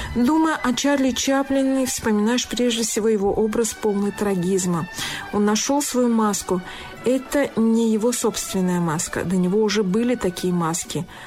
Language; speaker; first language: Russian; non-native, local second language; Tajik